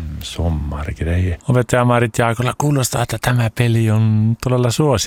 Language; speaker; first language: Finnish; early bilingual, heritage; Finnish